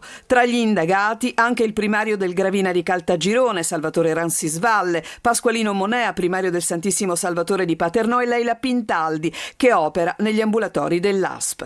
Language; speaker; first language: Italian; native; Italian